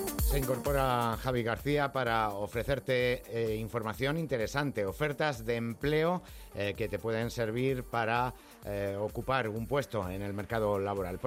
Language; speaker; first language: Spanish; native; Spanish